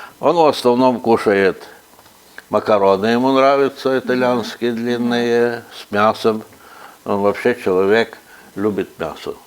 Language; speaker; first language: Russian; native; Russian